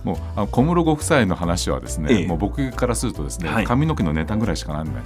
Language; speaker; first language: Japanese; native; Japanese